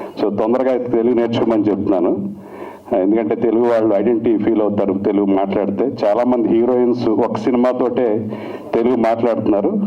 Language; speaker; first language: Telugu; native; Telugu